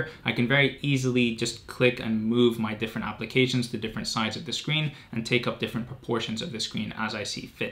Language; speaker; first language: English; native; English